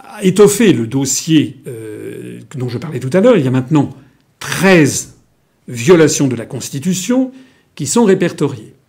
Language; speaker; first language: French; native; French